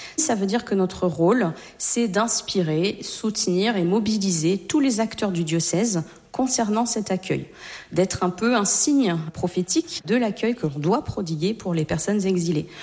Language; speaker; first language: French; native; French